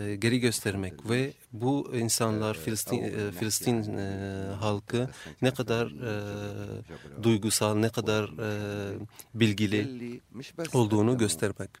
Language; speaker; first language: Turkish; non-native, fluent; Arabic